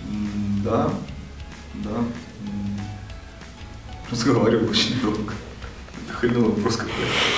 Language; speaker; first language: Russian; native; Russian